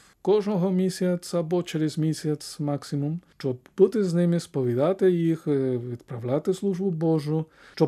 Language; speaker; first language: Ukrainian; non-native, fluent; Spanish